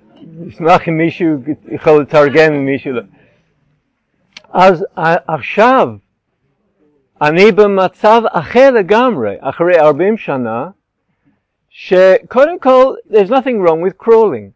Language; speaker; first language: Hebrew; non-native, fluent; English